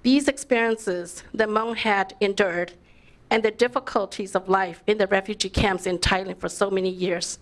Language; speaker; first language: English; early bilingual, other home language; Lao